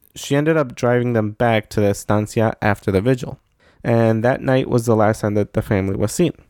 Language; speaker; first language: English; native; English